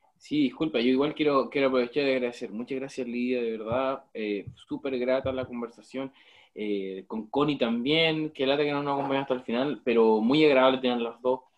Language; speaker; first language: Spanish; native; Spanish